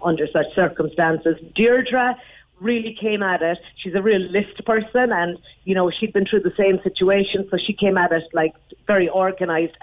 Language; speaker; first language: English; native; English